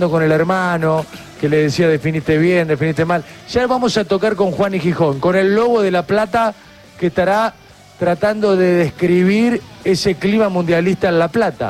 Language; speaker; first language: Spanish; native; Spanish